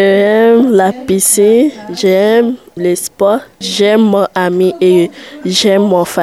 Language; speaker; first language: French; non-native, learner; English